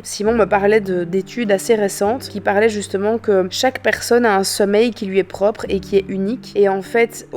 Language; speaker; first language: French; native; French